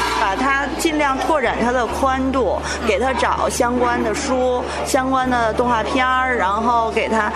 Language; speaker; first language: Chinese; native; Chinese